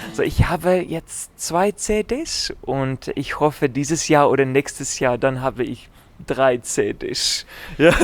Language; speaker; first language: German; non-native, learner; Afrikaans